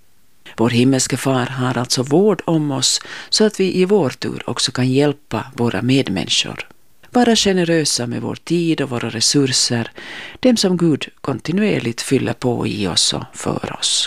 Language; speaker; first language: Swedish; native; Swedish